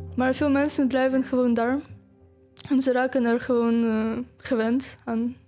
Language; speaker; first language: Dutch; non-native, fluent; Ukrainian